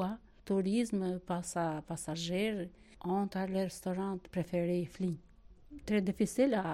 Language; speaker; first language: French; non-native, learner; Albanian